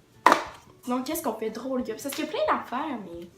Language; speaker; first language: French; native; French